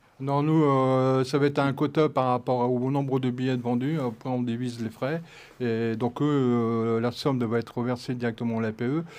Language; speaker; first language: French; native; French